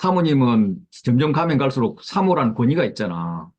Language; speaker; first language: Korean; native; Korean